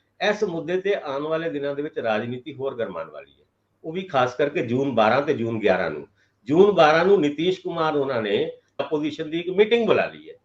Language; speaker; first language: Punjabi; non-native, local second language; Hindi